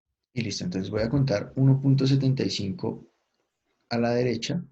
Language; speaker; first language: Spanish; native; Spanish